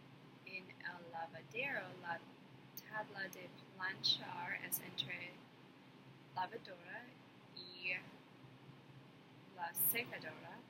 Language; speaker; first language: Spanish; non-native, learner; English